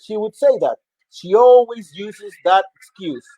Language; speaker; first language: English; non-native, fluent; Spanish